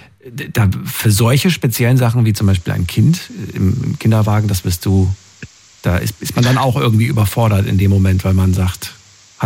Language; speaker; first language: German; native; German